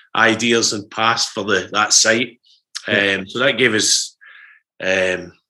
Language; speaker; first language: English; native; English